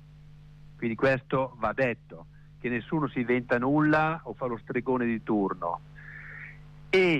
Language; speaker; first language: Italian; native; Italian